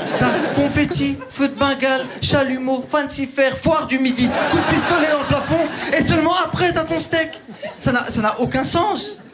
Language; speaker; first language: French; early bilingual, other home language; Turkish